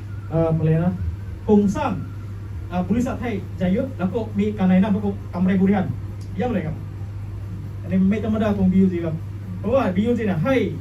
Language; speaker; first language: Thai; non-native, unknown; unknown